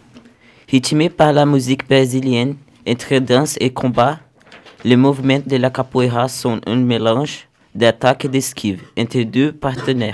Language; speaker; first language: French; non-native, learner; Portuguese